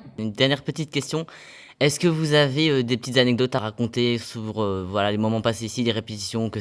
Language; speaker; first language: French; native; French